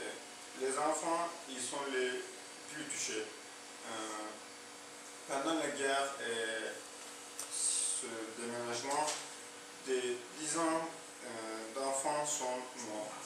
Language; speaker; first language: French; non-native, learner; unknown